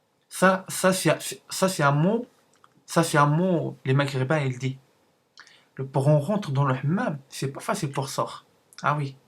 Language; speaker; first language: French; non-native, learner; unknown